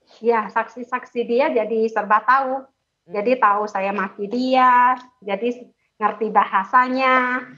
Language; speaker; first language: Indonesian; native; Indonesian